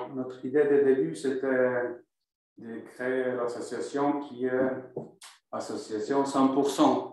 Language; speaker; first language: French; non-native, learner; Polish